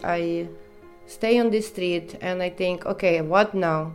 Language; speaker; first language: English; non-native, learner; Ukrainian